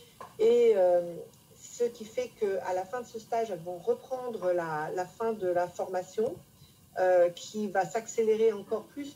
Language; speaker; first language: French; native; French